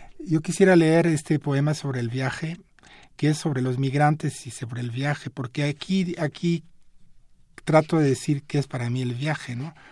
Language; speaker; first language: Spanish; non-native, fluent; French